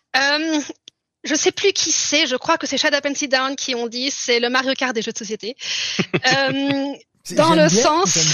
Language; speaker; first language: French; early bilingual, heritage; German